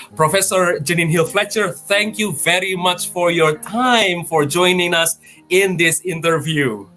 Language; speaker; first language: English; non-native, fluent; Indonesian